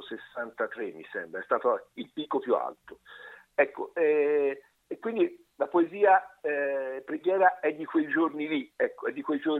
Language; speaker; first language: Italian; native; Italian